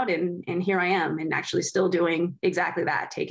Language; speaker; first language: English; native; English